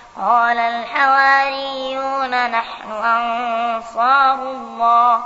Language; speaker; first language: Arabic; native; Arabic